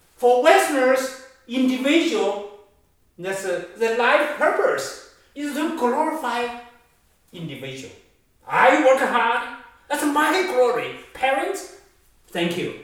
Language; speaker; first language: English; non-native, fluent; Chinese